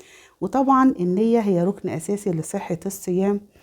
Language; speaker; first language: Arabic; native; Arabic